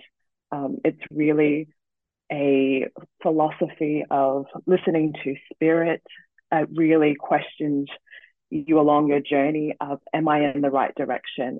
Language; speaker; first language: English; native; English